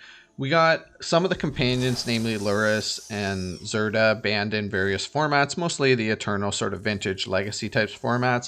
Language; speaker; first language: English; native; English